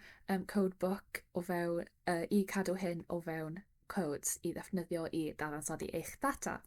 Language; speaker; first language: Welsh; non-native, local second language; English